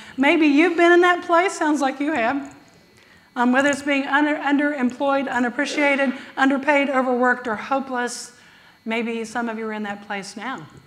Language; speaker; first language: English; native; English